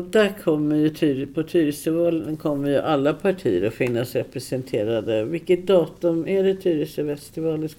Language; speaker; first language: Swedish; native; Swedish